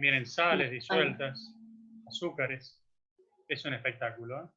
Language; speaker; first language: Spanish; native; Spanish